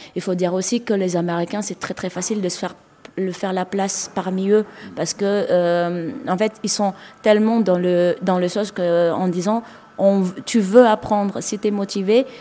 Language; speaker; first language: French; non-native, local second language; Malagasy